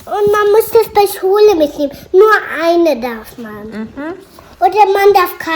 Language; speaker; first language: German; early bilingual, other home language; Telugu